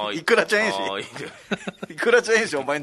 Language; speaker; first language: Japanese; native; Japanese